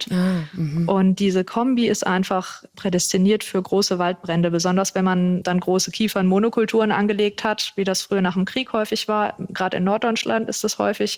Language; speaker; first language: German; native; German